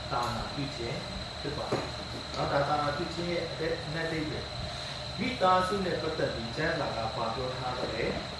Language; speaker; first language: Burmese; non-native, local second language; Hakha Chin